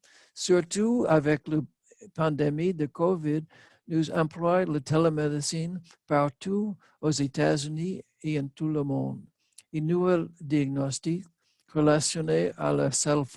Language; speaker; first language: French; non-native, learner; English